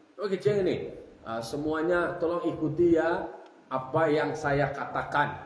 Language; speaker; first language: Malay; non-native, local second language; Minangkabau